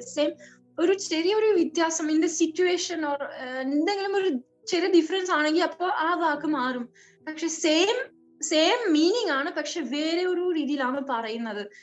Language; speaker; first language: Malayalam; non-native, fluent; French